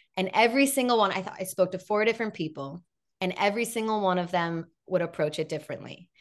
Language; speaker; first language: English; native; English